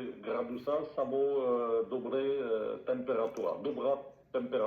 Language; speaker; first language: Bulgarian; non-native, learner; French